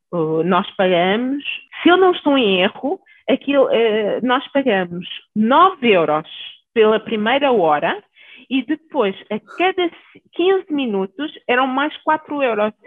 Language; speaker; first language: Portuguese; early bilingual, other home language; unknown